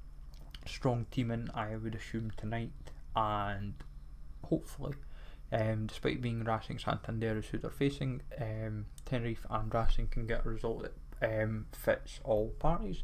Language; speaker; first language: English; native; English